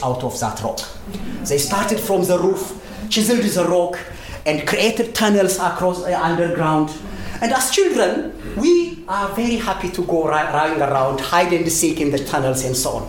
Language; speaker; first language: English; non-native, fluent; Amharic